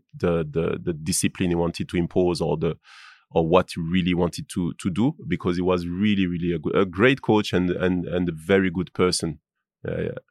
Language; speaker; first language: English; non-native, fluent; French